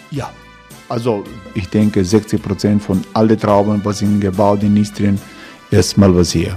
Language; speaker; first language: German; non-native, learner; Croatian